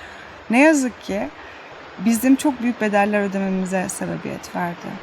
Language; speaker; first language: Turkish; native; Turkish